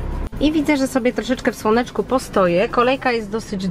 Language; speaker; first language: Polish; native; Polish